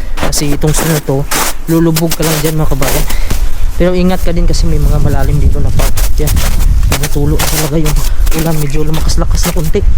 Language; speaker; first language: Filipino; non-native, local second language; Cebuano